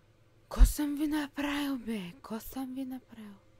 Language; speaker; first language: Bulgarian; native; Bulgarian